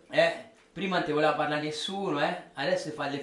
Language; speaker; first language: Italian; native; Italian